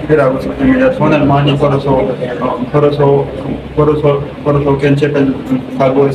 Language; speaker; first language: Korean; non-native, learner; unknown